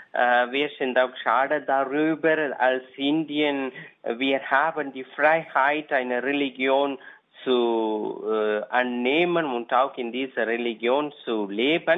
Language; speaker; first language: German; non-native, learner; Tamil